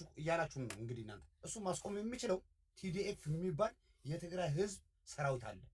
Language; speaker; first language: Amharic; non-native, fluent; Tigrinya